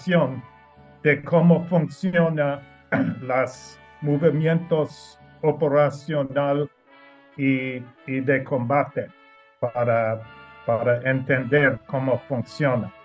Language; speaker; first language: Spanish; non-native, learner; English